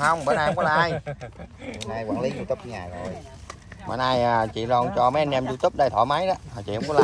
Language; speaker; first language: Vietnamese; native; Vietnamese